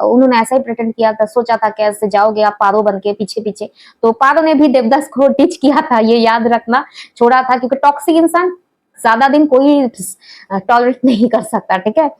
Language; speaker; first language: Hindi; non-native, local second language; Bangla